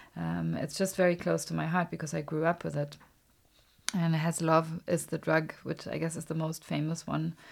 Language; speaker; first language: English; non-native, fluent; German